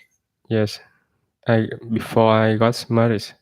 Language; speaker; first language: English; non-native, learner; Vietnamese